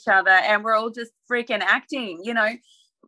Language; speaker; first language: English; native; English